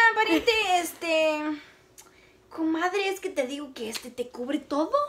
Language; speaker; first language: Spanish; early bilingual, other home language; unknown